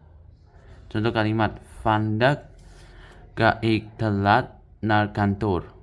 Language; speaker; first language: Dutch; non-native, learner; Indonesian